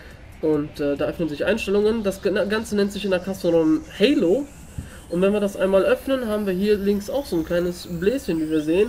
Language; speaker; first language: German; native; German